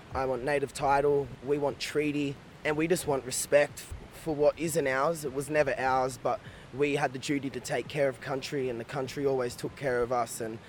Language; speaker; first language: English; native; English